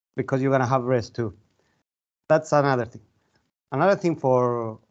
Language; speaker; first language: English; non-native, fluent; Greek